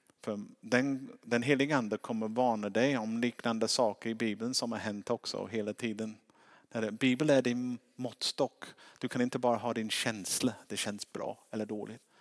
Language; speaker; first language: Swedish; non-native, fluent; English